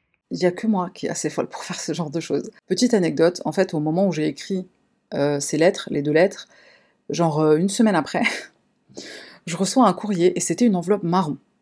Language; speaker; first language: French; native; French